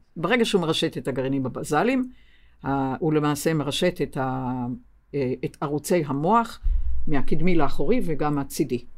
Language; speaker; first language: Hebrew; native; Hebrew